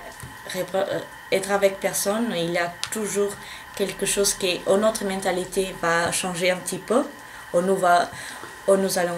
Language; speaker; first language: French; non-native, learner; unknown